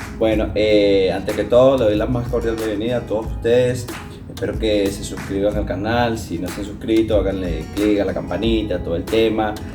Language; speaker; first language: Spanish; native; Spanish